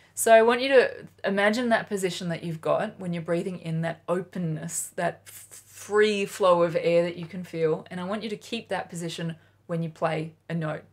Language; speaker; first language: English; native; English